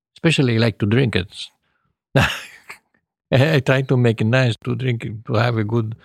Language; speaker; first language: English; non-native, fluent; Italian